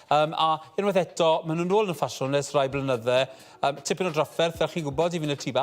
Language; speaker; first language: Welsh; native; Welsh